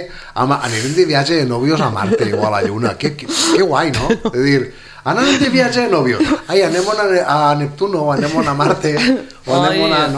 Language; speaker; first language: Catalan; native; Catalan